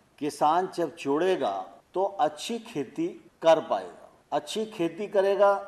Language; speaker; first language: Hindi; native; Hindi